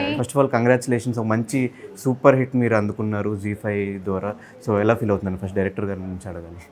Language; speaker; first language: Telugu; native; Telugu